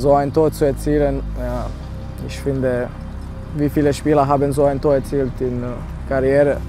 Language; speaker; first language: German; non-native, fluent; Serbian